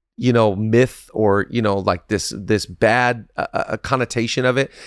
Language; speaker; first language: English; native; English